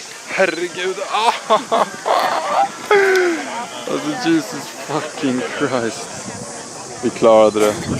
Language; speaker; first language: Swedish; native; Swedish